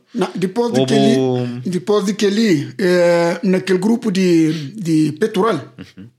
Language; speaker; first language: Portuguese; non-native, local second language; Kabuverdianu